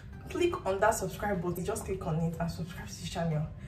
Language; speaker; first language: English; non-native, local second language; Yoruba